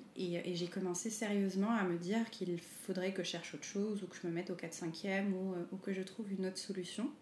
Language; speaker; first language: French; non-native, local second language; Arabic